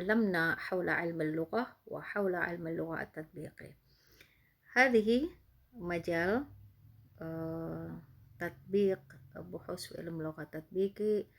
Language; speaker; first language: Arabic; non-native, fluent; Indonesian